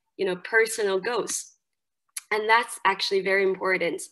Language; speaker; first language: English; non-native, fluent; Chinese